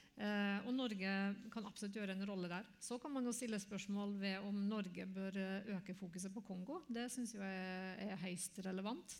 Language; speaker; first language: Norwegian; native; Norwegian